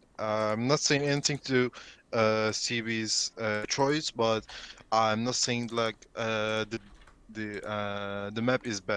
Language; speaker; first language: English; non-native, learner; Turkish